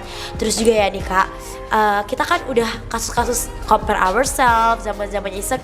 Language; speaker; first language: Indonesian; native; Indonesian